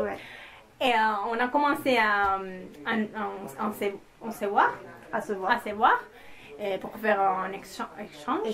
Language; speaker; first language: French; non-native, fluent; Italian